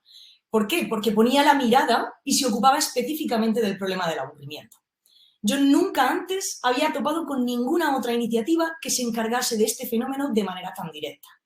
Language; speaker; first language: Spanish; native; Spanish